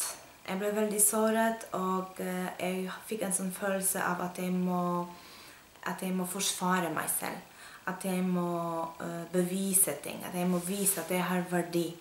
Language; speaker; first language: Norwegian; non-native, fluent; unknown